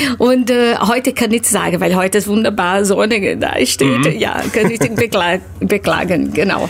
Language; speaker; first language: German; non-native, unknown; Portuguese